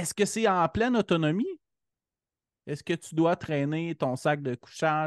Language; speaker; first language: French; native; French